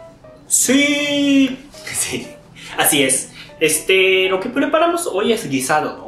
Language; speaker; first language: Spanish; non-native, fluent; Japanese